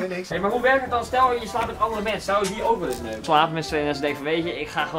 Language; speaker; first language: Dutch; native; Dutch